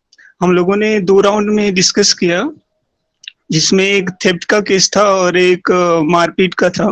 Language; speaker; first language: Hindi; native; Hindi